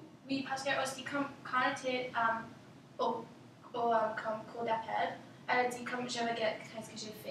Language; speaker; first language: French; non-native, local second language; English